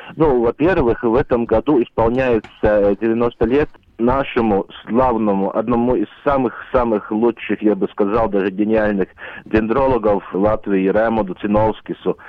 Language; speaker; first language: Russian; non-native, local second language; Latvian